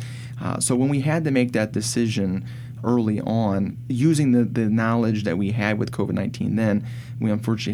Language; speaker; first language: English; native; English